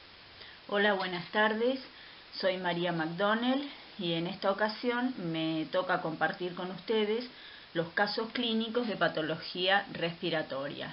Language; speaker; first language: Spanish; native; Spanish